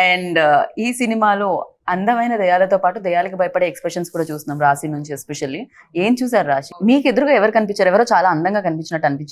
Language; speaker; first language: Telugu; native; Telugu